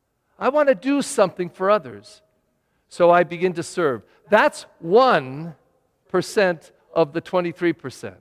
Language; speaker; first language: English; native; English